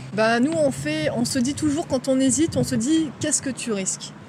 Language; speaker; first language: French; native; French